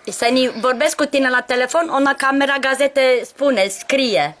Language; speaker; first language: Turkish; non-native, learner; Romanian